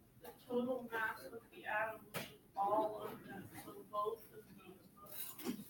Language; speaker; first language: English; native; English